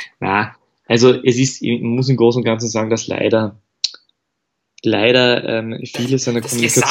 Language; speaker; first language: German; native; German